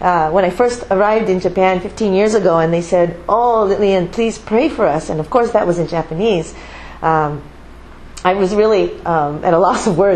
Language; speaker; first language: English; native; English